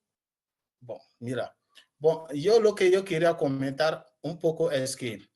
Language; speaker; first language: Spanish; non-native, learner; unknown